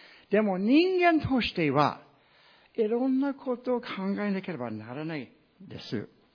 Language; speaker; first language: Japanese; non-native, fluent; English